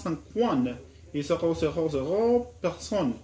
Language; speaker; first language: French; non-native, learner; Spanish